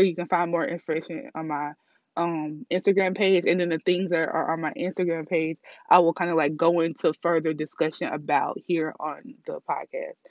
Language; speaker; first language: English; native; English